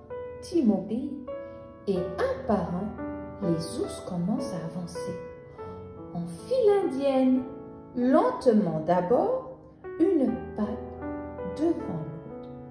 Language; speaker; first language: French; native; French